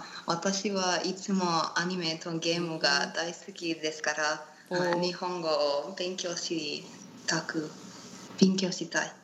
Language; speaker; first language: Japanese; non-native, learner; Spanish